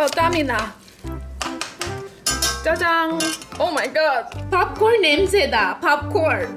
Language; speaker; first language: Korean; non-native, fluent; English